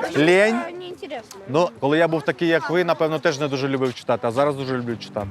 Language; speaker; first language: Ukrainian; non-native, local second language; Russian